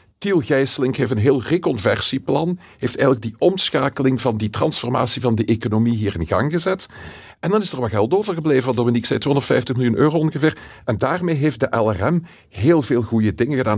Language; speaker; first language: Dutch; native; Dutch